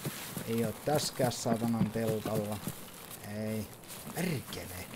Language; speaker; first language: Finnish; native; Finnish